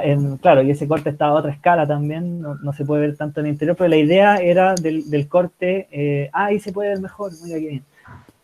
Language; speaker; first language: Spanish; native; Spanish